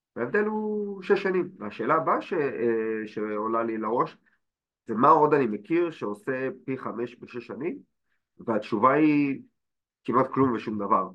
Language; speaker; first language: Hebrew; native; Hebrew